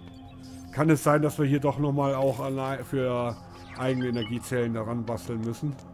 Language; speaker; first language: German; native; German